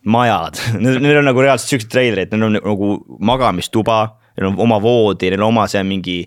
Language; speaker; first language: Estonian; native; Estonian